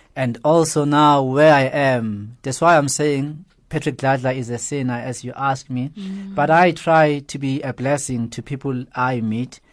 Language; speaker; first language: English; non-native, local second language; Zulu